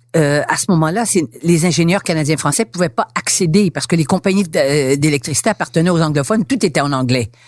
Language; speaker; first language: French; native; French